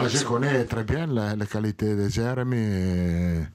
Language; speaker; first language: French; non-native, learner; Italian